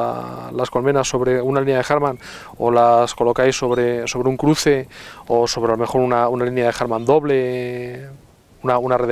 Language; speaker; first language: Spanish; native; Spanish